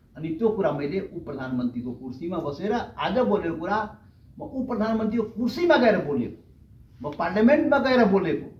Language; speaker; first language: Nepali; non-native, local second language; Maithili